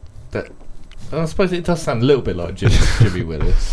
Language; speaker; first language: English; native; English